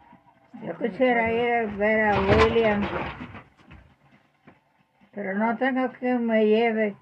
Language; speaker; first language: Spanish; native; Spanish